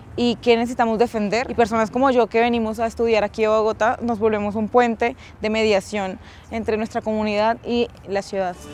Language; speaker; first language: Spanish; native; Spanish